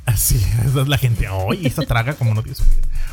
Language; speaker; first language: Spanish; native; Spanish